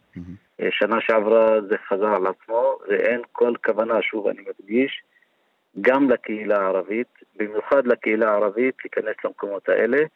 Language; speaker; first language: Hebrew; non-native, local second language; Arabic